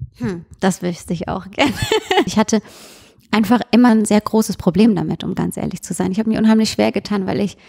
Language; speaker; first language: German; native; German